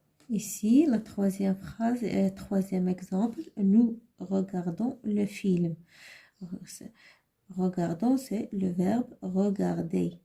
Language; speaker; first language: French; non-native, learner; Arabic